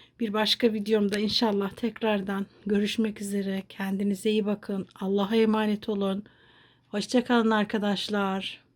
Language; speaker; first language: Turkish; native; Turkish